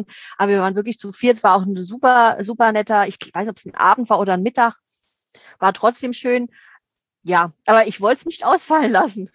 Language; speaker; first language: German; native; German